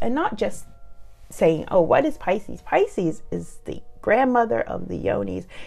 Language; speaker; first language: English; native; English